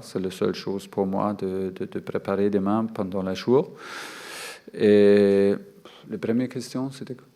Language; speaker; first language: French; non-native, fluent; German